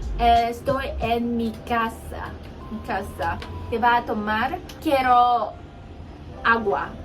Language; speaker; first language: Spanish; non-native, learner; Chinese